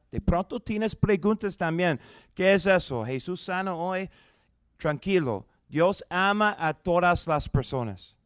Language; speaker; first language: Spanish; non-native, fluent; English